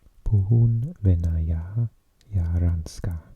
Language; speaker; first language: Finnish; non-native, learner; English